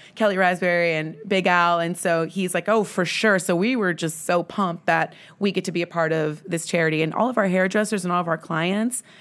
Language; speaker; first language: English; native; English